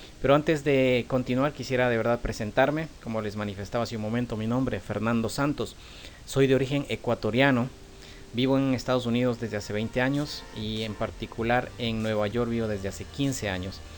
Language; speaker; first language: Spanish; native; Spanish